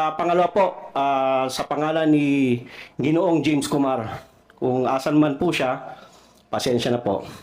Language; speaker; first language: Filipino; non-native, local second language; Cebuano